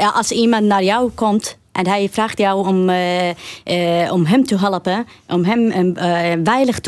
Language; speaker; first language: Dutch; non-native, learner; Arabic